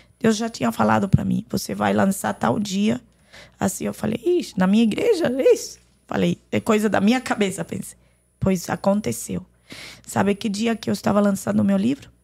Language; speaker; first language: Portuguese; non-native, fluent; Arabic